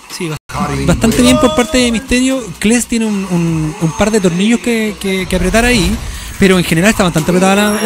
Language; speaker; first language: Spanish; native; Spanish